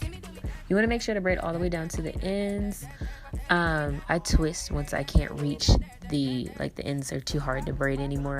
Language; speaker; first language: English; native; English